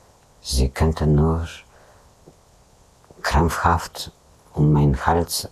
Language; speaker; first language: German; non-native, fluent; Russian